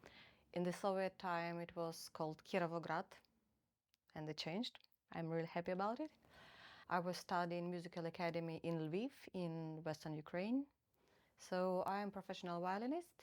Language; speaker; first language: English; non-native, fluent; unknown